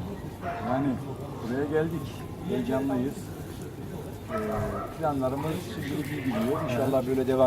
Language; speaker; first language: Turkish; early bilingual, heritage; Turkish